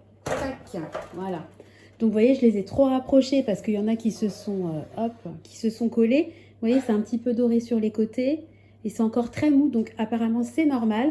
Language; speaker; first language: French; native; French